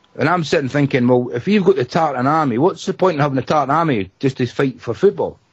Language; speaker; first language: English; native; English